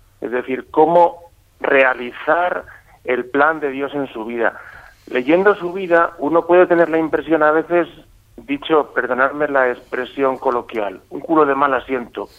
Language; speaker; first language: Spanish; native; Spanish